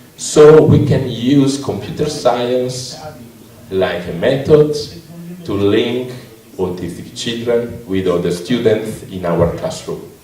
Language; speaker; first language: English; non-native, learner; Italian